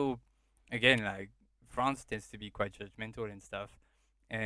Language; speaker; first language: English; non-native, fluent; French